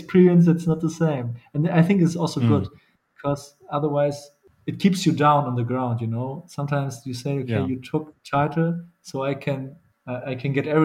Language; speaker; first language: English; non-native, fluent; German